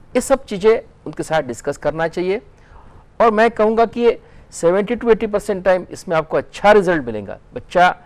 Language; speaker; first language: Hindi; non-native, local second language; Marathi